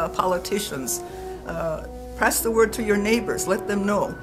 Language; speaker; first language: English; native; English